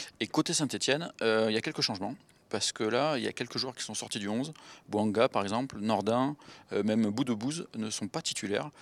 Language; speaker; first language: French; native; French